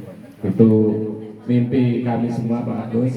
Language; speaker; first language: Indonesian; native; Indonesian